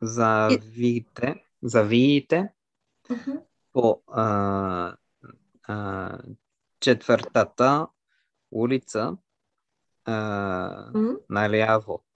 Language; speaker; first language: Bulgarian; non-native, learner; French